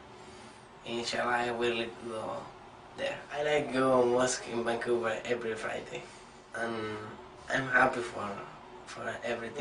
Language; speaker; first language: English; non-native, learner; Spanish